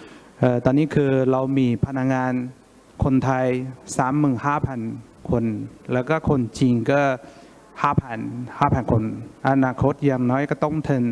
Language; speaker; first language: Thai; non-native, fluent; Chinese